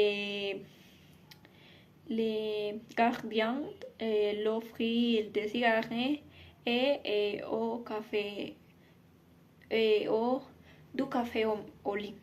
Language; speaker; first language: French; non-native, learner; Spanish